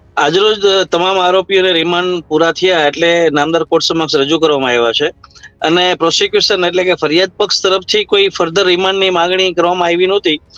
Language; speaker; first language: Gujarati; native; Gujarati